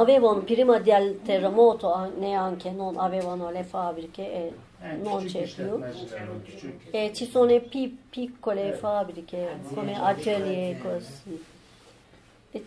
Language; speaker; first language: Italian; non-native, learner; Turkish